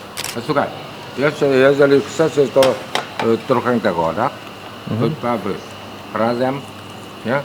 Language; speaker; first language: Polish; non-native, fluent; Vietnamese